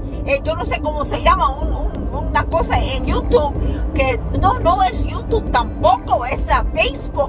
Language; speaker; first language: Spanish; early bilingual, heritage; Spanish